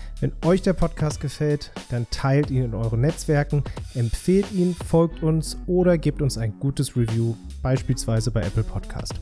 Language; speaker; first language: German; native; German